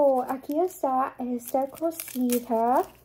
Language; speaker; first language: Spanish; early bilingual, heritage; Spanish